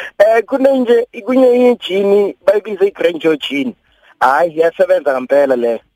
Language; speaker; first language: Zulu; non-native, local second language; Venda